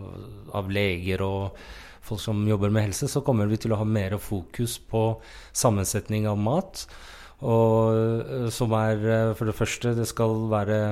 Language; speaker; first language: Norwegian; non-native, fluent; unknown